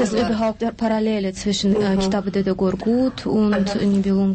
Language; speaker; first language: German; non-native, learner; Azerbaijani